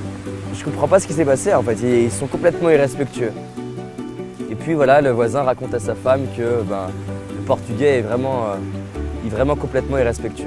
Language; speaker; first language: French; native; French